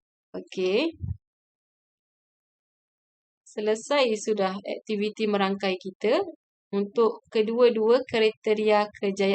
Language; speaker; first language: Malay; native; Malay